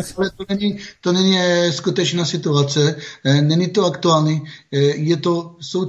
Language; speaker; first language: Czech; non-native, fluent; Hebrew